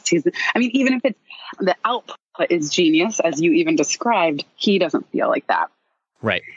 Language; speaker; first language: English; native; English